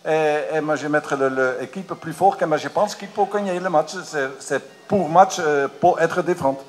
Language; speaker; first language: French; non-native, learner; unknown